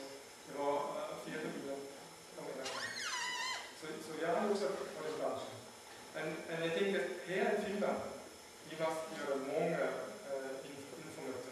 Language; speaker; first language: Swedish; non-native, learner; German